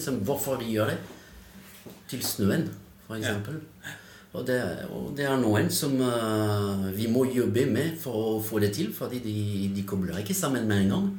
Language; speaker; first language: Norwegian; non-native, fluent; French